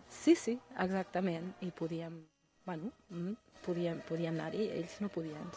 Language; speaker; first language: Catalan; non-native, fluent; German